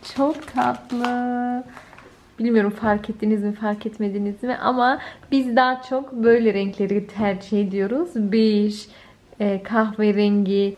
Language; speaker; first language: Turkish; early bilingual, heritage; Turkish